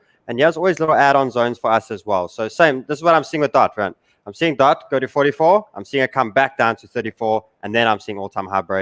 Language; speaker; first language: English; native; English